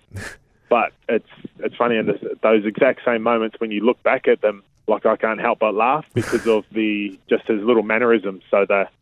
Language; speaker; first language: English; native; English